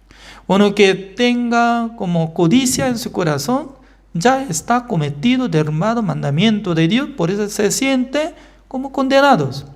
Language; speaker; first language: Spanish; non-native, fluent; Korean